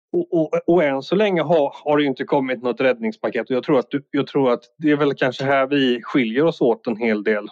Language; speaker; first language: Swedish; native; Swedish